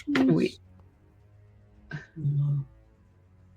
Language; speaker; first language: French; non-native, fluent; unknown